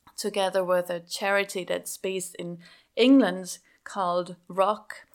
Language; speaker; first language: English; non-native, fluent; Swiss German